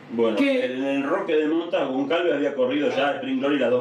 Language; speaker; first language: Spanish; native; Spanish